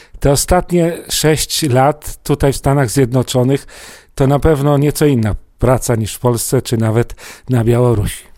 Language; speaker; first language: Polish; native; Polish